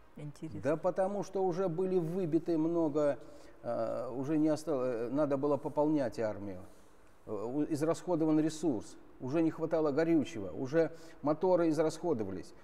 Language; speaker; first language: Russian; native; Russian